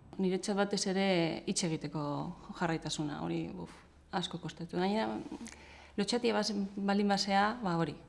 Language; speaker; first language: Basque; non-native, local second language; Spanish